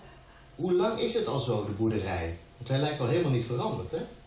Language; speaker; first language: Dutch; native; Dutch